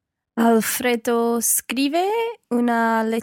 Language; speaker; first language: Italian; non-native, learner; English